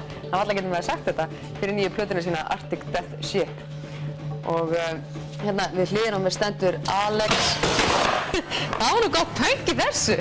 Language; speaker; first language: Icelandic; native; Icelandic